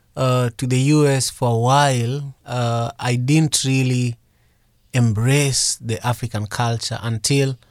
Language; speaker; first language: English; non-native, local second language; Luo (Kenya and Tanzania)